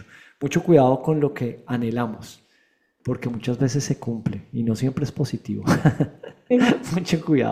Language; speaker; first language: Spanish; native; Spanish